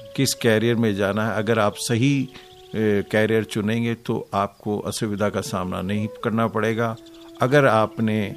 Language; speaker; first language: Hindi; native; Hindi